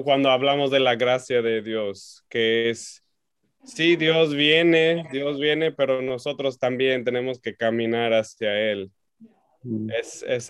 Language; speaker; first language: Spanish; non-native, fluent; English